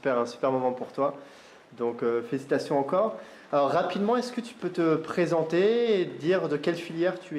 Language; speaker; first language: French; native; French